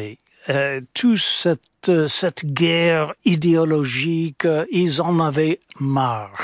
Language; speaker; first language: French; non-native, fluent; English